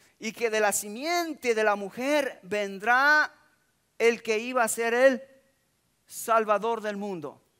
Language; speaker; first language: Spanish; native; Spanish